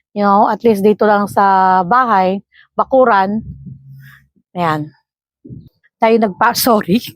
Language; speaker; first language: Filipino; non-native, local second language; Iloko